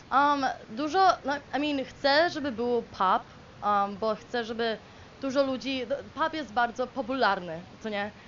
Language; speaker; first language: Polish; early bilingual, heritage; Polish